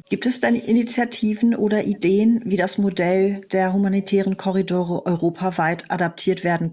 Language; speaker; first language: German; native; German